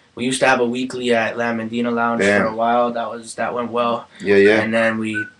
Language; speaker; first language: English; native; English